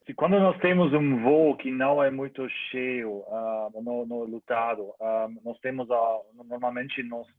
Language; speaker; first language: Portuguese; non-native, learner; German